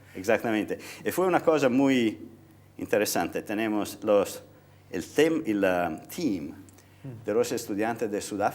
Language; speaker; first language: Spanish; non-native, fluent; Italian